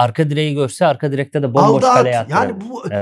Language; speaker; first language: Turkish; native; Turkish